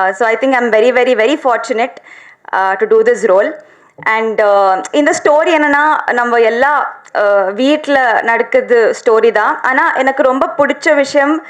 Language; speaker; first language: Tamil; non-native, learner; Telugu